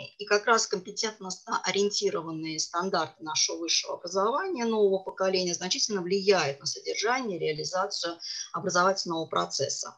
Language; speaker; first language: Russian; native; Russian